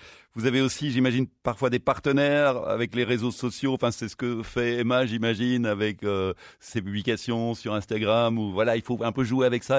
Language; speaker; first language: French; native; French